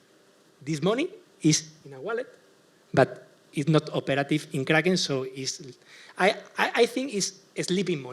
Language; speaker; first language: English; non-native, learner; Spanish